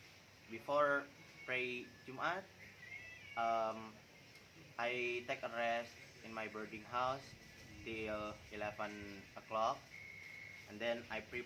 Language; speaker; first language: English; non-native, learner; Indonesian